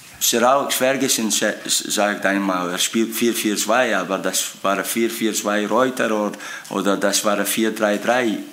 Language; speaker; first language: German; non-native, fluent; English